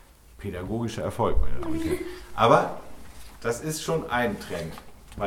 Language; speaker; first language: German; native; German